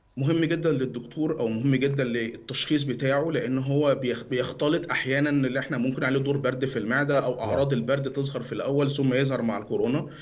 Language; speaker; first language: Egyptian Arabic; native; Egyptian Arabic